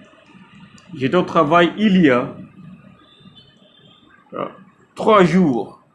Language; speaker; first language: French; non-native, fluent; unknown